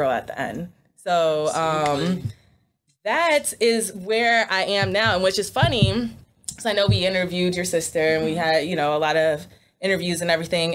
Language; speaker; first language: English; native; English